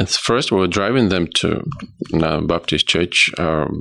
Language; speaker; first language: English; non-native, fluent; Ukrainian